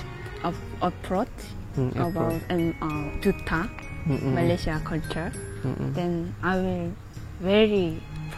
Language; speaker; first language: English; non-native, learner; Korean